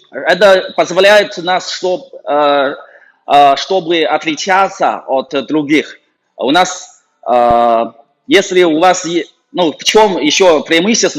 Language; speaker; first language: Russian; non-native, fluent; Chinese